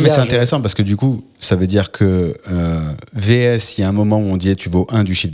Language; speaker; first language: French; native; French